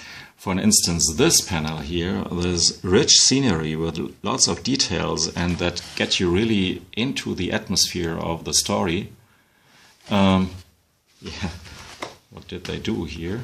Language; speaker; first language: English; non-native, fluent; German